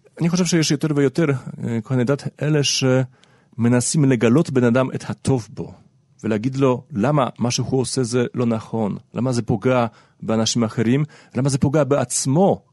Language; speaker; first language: Hebrew; non-native, fluent; Polish